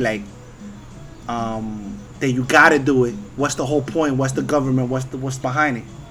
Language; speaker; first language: English; early bilingual, other home language; Spanish